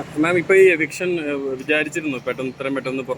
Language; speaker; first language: Malayalam; native; Malayalam